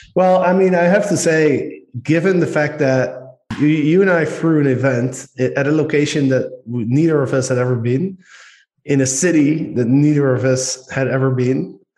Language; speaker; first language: English; non-native, fluent; Dutch